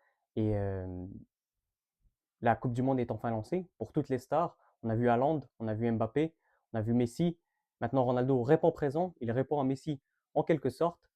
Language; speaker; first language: French; native; French